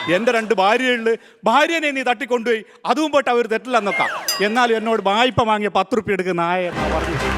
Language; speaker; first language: Malayalam; native; Malayalam